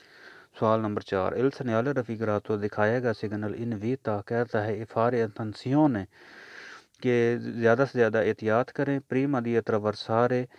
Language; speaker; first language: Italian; non-native, learner; Urdu